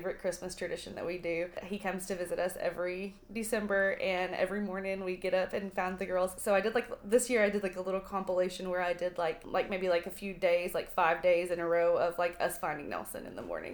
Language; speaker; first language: English; native; English